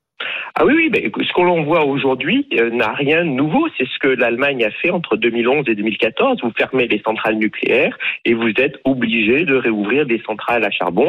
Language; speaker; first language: French; native; French